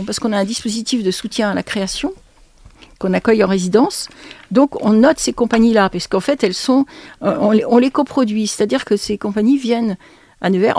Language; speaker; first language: French; native; French